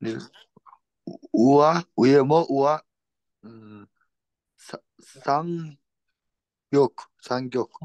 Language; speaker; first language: Korean; non-native, learner; Kyrgyz